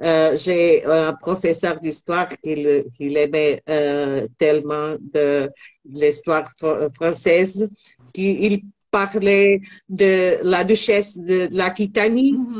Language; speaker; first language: French; non-native, learner; Portuguese